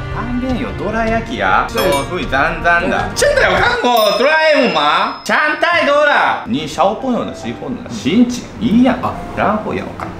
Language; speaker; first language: Chinese; non-native, fluent; Japanese